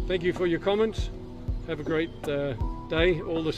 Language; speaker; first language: English; native; English